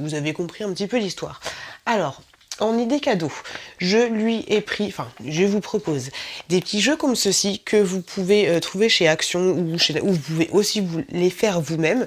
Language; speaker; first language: French; native; French